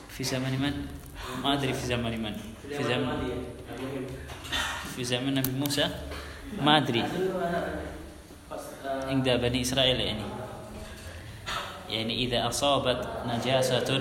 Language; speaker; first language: Arabic; non-native, fluent; Indonesian